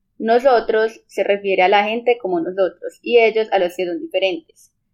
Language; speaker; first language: Spanish; native; Spanish